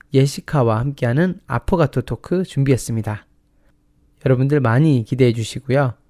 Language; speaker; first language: Korean; native; Korean